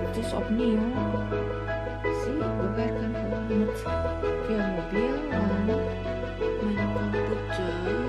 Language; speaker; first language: Dutch; non-native, learner; Indonesian